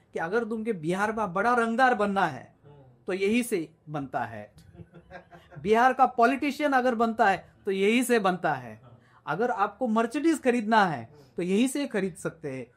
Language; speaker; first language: Hindi; non-native, local second language; Marathi